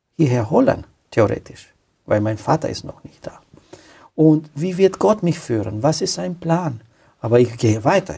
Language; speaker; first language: German; non-native, fluent; Romanian